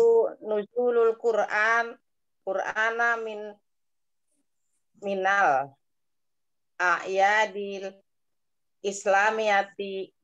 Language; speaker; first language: Arabic; non-native, learner; Indonesian